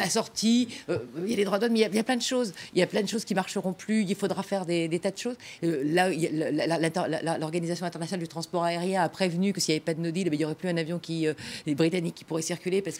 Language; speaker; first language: French; native; French